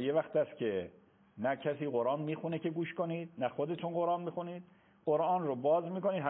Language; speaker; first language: Persian; native; Persian